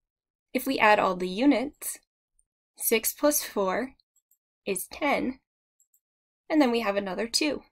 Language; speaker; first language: English; native; English